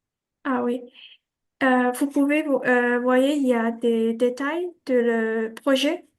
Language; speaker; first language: French; non-native, learner; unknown